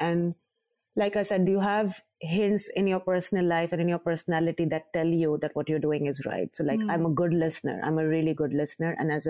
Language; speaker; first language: English; non-native, local second language; Urdu